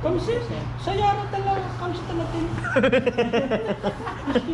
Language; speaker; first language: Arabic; non-native, learner; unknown